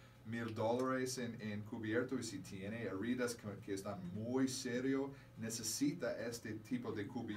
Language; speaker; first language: Spanish; non-native, learner; English